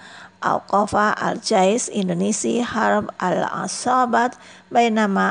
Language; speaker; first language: Arabic; non-native, fluent; Indonesian